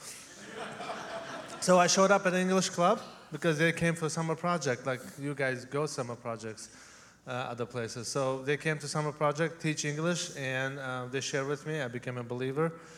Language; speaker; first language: English; non-native, fluent; Uzbek